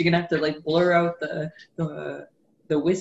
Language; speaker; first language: English; native; English